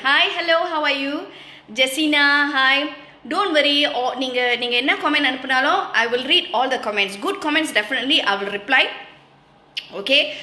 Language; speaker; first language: English; non-native, local second language; Tamil